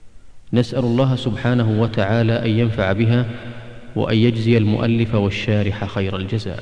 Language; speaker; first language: Arabic; native; Arabic